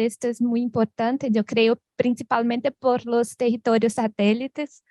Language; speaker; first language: Spanish; non-native, fluent; Portuguese